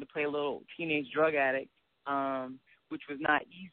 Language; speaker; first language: English; native; English